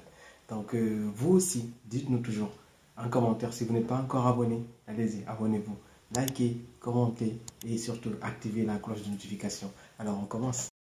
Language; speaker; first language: French; non-native, local second language; Wolof